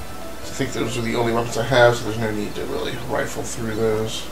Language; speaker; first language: English; native; English